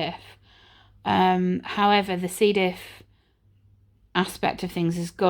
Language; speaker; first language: English; native; English